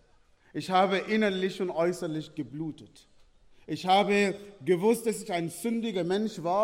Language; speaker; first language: German; non-native, fluent; Arabic